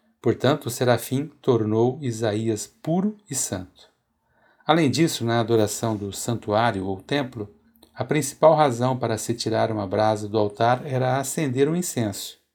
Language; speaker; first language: Portuguese; native; Portuguese